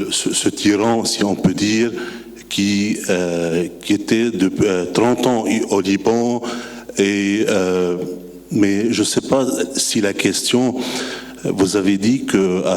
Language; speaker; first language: French; non-native, local second language; Arabic